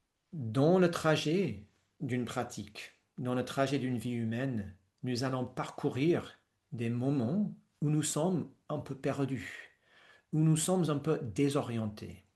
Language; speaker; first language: French; non-native, fluent; English